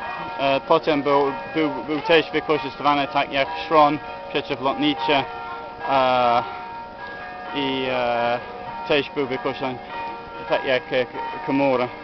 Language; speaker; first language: Polish; non-native, learner; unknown